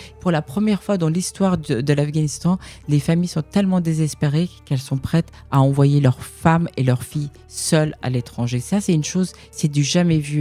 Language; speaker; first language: French; early bilingual, other home language; Persian